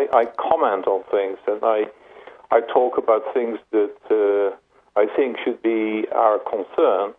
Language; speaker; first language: English; non-native, fluent; Dutch